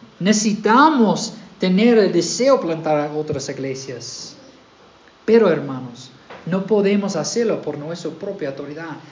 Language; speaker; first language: Spanish; non-native, fluent; English